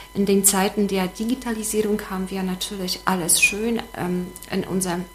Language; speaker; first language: German; non-native, fluent; Polish